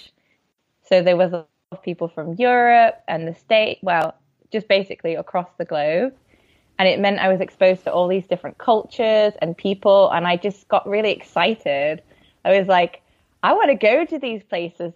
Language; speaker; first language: English; native; English